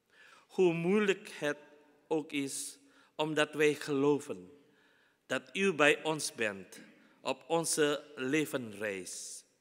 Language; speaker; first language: Dutch; non-native, fluent; Indonesian